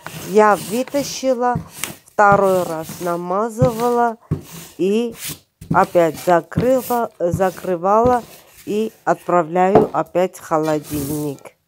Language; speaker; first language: Russian; non-native, fluent; Armenian